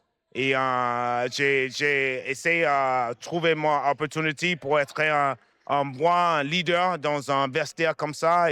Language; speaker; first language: French; non-native, fluent; English